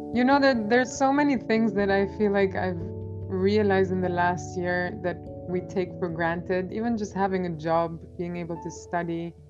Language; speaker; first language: English; non-native, fluent; Albanian